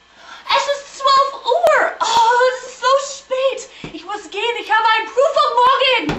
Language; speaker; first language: German; non-native, learner; English